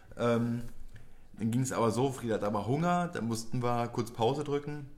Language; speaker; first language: German; early bilingual, other home language; Polish